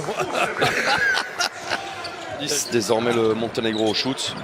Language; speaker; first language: French; native; French